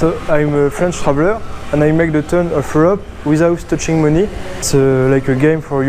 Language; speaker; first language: English; non-native, learner; French